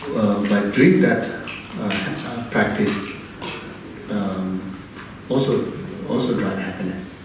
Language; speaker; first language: English; non-native, fluent; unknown